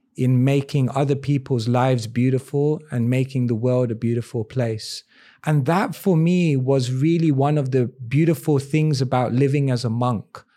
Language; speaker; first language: English; native; English